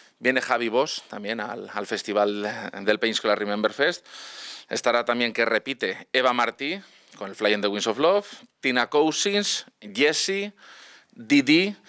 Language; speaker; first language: Spanish; non-native, local second language; Catalan